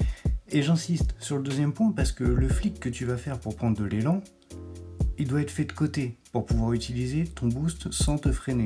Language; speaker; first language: French; native; French